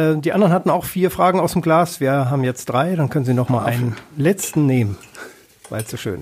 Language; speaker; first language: German; native; German